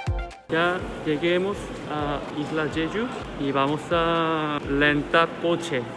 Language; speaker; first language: Spanish; non-native, learner; Korean